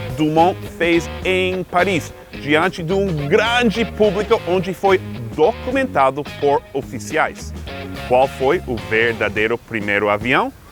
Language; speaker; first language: Portuguese; non-native, fluent; English